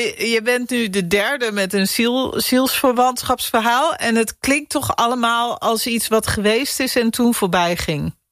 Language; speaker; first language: Dutch; native; Dutch